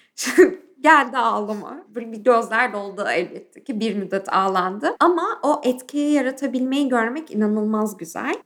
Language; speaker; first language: Turkish; native; Turkish